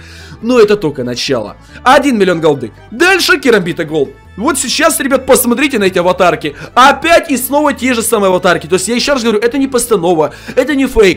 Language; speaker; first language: Russian; native; Russian